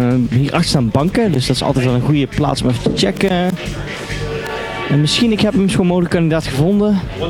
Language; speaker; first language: Dutch; native; Dutch